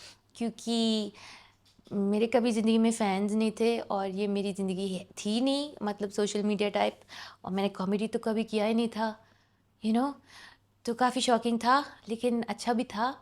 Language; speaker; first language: Hindi; non-native, local second language; English